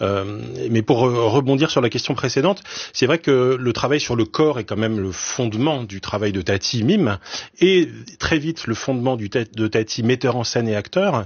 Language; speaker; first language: French; native; French